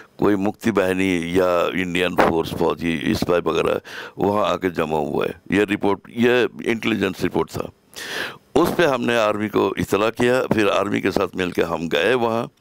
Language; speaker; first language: Urdu; native; Urdu